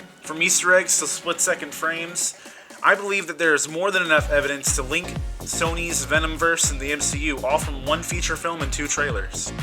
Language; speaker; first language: English; native; English